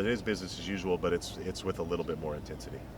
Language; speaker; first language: English; native; English